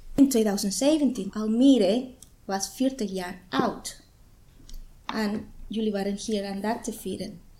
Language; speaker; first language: Dutch; non-native, fluent; Spanish